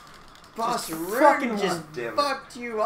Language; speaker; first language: English; native; English